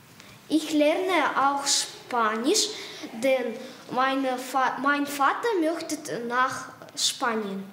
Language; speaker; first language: German; non-native, learner; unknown